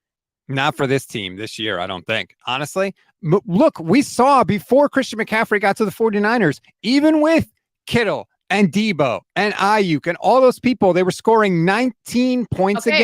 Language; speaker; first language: English; native; English